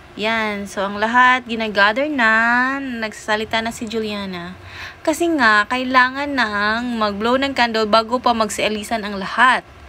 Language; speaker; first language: Filipino; non-native, local second language; Cebuano